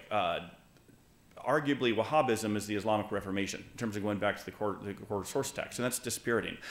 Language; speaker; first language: English; native; English